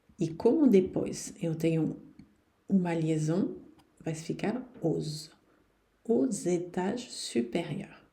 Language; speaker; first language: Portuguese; non-native, fluent; French